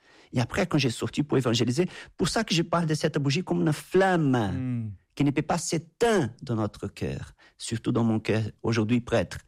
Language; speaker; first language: French; non-native, fluent; Portuguese